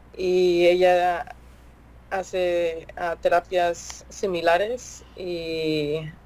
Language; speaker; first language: Spanish; early bilingual, heritage; Spanish